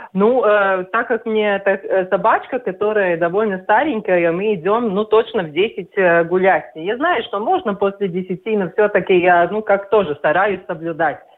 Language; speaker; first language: Russian; non-native, local second language; Latvian